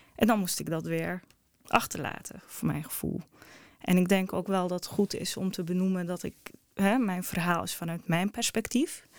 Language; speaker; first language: Dutch; early bilingual, other home language; Arabic